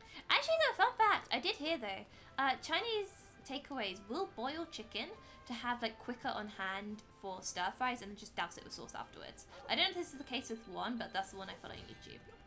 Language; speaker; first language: English; native; English